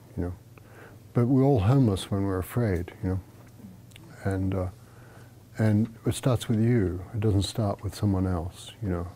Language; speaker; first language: English; native; English